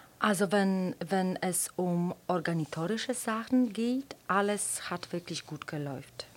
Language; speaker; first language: German; non-native, fluent; Polish